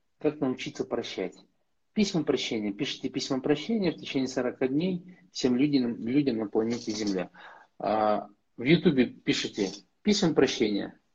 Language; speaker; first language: Russian; native; Russian